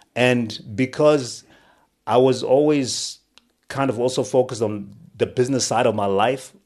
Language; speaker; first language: English; non-native, local second language; Shona